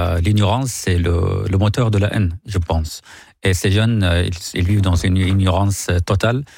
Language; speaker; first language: French; non-native, fluent; Arabic